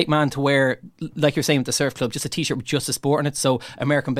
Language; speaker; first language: English; native; English